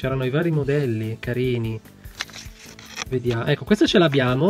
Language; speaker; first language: Italian; native; Italian